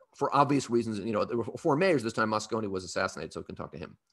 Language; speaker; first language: English; native; English